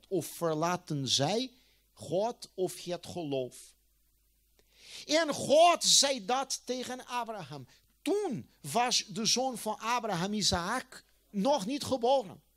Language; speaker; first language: Dutch; non-native, fluent; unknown